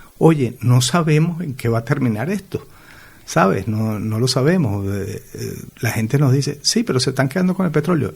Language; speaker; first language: Spanish; native; Spanish